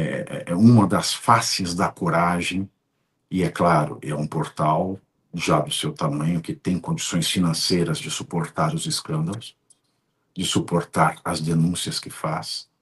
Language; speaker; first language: Portuguese; native; Portuguese